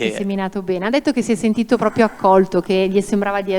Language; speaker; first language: Italian; native; Italian